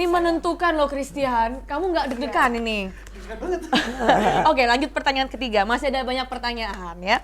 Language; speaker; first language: Indonesian; native; Indonesian